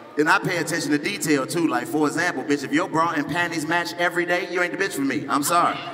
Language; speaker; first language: English; native; English